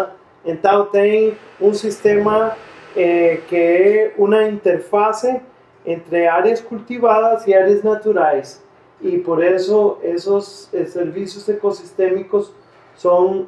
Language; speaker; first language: Portuguese; non-native, fluent; Spanish